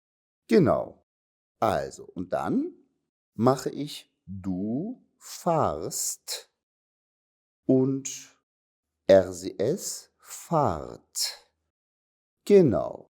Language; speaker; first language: German; non-native, fluent; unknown